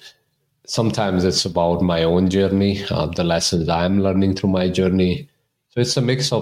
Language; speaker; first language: English; non-native, local second language; Punjabi